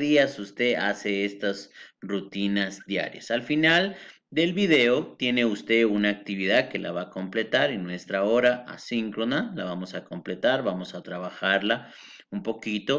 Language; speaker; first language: Spanish; native; Spanish